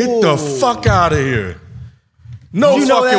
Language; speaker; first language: English; native; English